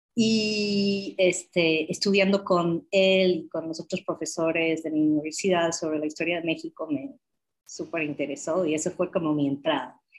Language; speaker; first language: Spanish; non-native, fluent; English